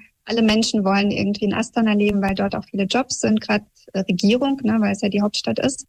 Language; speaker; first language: German; early bilingual, other home language; Russian